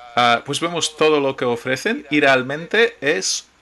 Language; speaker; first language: Spanish; non-native, fluent; Polish